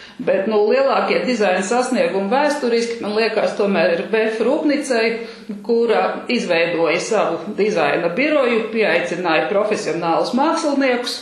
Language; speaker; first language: Latvian; native; Latvian